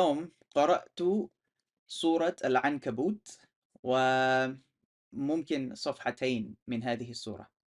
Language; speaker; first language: Arabic; non-native, fluent; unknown